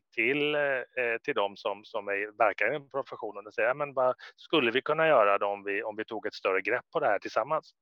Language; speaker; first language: Swedish; native; Swedish